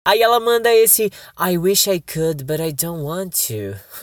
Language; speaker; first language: English; non-native, fluent; Portuguese